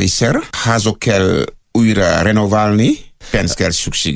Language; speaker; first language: Hungarian; non-native, learner; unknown